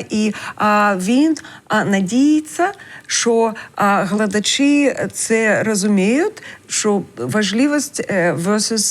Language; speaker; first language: Ukrainian; non-native, learner; English